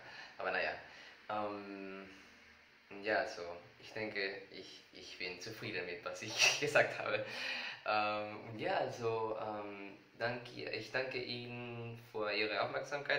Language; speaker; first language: German; non-native, learner; Spanish